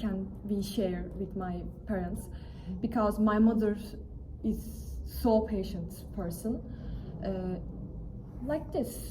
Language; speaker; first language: English; non-native, fluent; Turkish